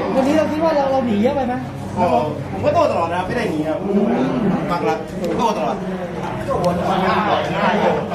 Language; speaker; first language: Thai; non-native, fluent; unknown